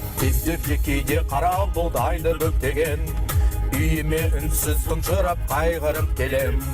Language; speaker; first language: Kazakh; non-native, local second language; Russian